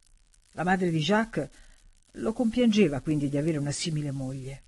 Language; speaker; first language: Italian; native; Italian